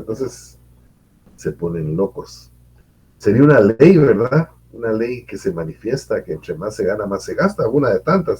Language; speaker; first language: Spanish; native; Spanish